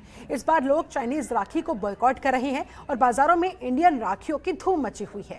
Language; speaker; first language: Hindi; native; Hindi